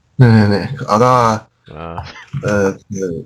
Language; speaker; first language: Korean; non-native, learner; Chinese